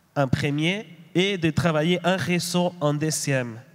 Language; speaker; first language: French; non-native, fluent; Spanish